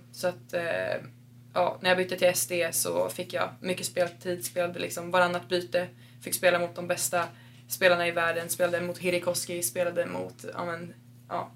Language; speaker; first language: Swedish; native; Swedish